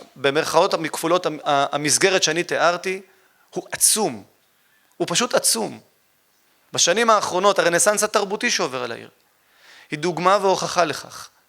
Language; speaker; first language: Hebrew; native; Hebrew